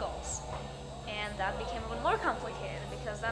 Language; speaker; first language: English; non-native, fluent; Russian